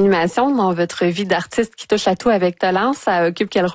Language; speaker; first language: French; native; French